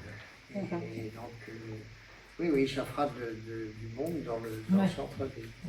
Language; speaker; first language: French; native; French